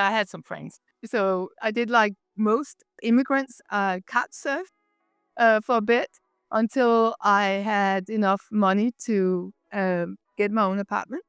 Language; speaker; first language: English; non-native, fluent; Danish